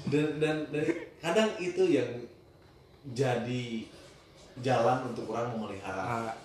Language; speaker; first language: Indonesian; native; Indonesian